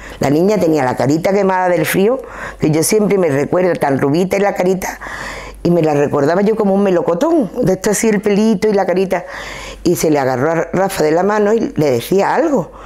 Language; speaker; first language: Spanish; native; Spanish